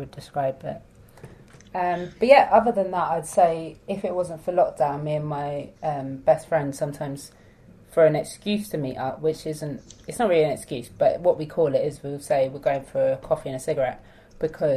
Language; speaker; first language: English; native; English